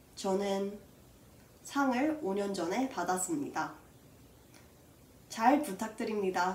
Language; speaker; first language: Korean; early bilingual, heritage; Korean